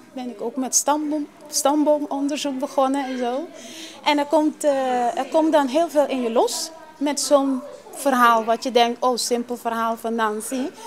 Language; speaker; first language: Dutch; non-native, local second language; Papiamento